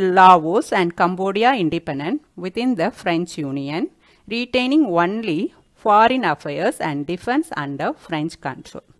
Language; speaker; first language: English; non-native, local second language; Tamil